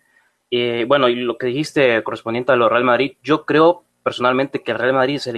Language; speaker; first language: Spanish; native; Spanish